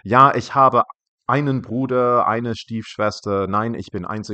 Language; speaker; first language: German; non-native, fluent; English